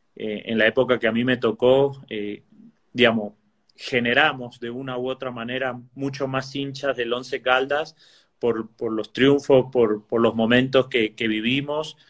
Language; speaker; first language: Spanish; native; Spanish